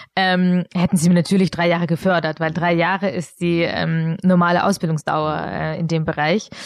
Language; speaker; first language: German; early bilingual, other home language; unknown